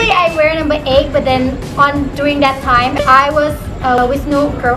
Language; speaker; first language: English; non-native, learner; Thai